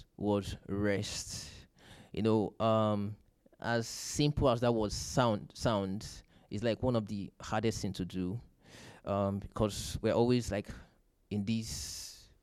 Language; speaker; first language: English; non-native, local second language; Yoruba